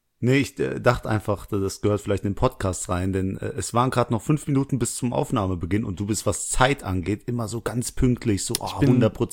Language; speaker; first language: German; native; German